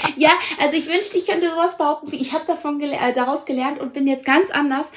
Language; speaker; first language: German; early bilingual, other home language; Italian